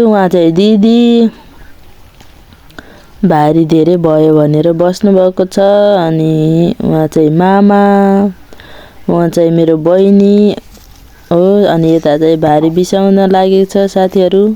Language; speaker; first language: Nepali; non-native, local second language; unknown